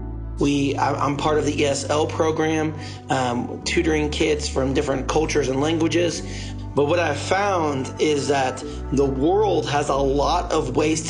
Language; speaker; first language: English; native; English